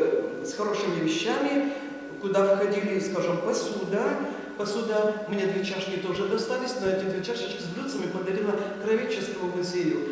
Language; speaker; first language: Russian; native; Russian